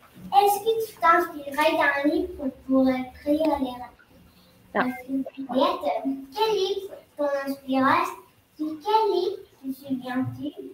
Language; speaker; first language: French; non-native, learner; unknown